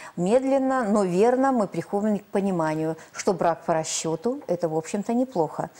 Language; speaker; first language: Russian; native; Russian